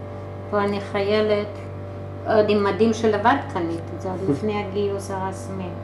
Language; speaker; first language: Hebrew; early bilingual, other home language; German